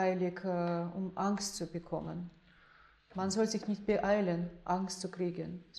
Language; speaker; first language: German; non-native, fluent; Russian